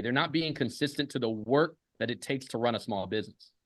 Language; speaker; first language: English; native; English